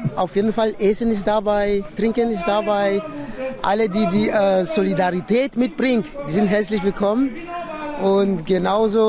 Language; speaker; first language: German; non-native, fluent; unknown